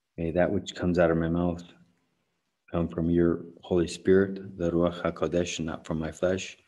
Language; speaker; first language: English; native; English